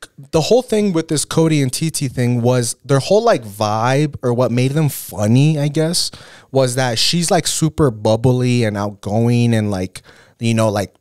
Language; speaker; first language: English; early bilingual, other home language; Spanish